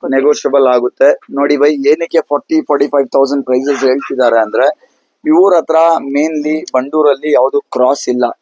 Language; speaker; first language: Kannada; non-native, local second language; Urdu